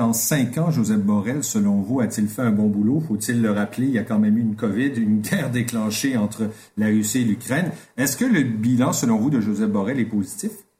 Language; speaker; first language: French; native; French